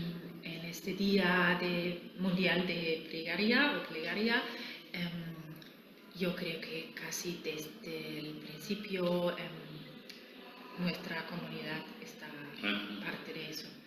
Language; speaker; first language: Spanish; non-native, fluent; German